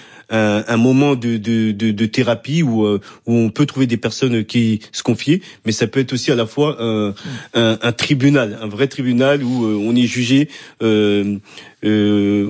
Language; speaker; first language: French; native; French